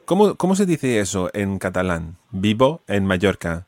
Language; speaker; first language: Spanish; non-native, fluent; English